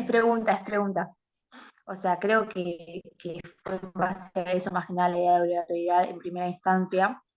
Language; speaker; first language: Spanish; native; Spanish